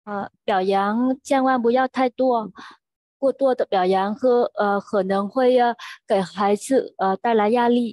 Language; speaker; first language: Chinese; non-native, fluent; Vietnamese